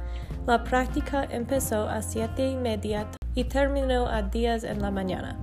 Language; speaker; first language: Spanish; non-native, learner; English